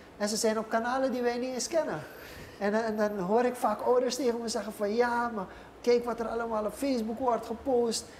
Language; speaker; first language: Dutch; native; Dutch